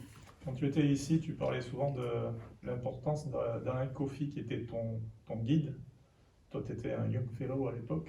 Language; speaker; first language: French; native; French